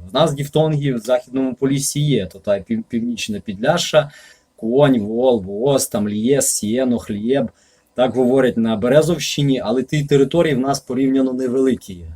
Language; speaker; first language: Ukrainian; native; Ukrainian